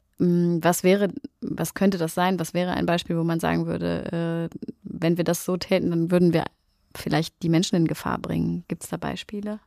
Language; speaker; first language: German; native; German